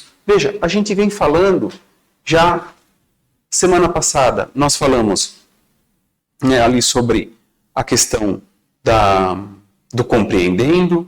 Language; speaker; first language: Portuguese; native; Portuguese